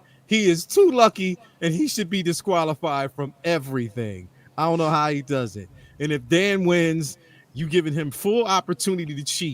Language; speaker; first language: English; native; English